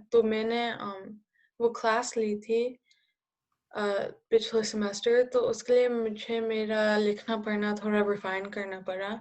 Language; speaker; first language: Hindi; early bilingual, heritage; Hindi